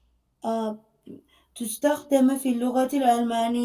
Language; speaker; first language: Arabic; non-native, learner; Turkish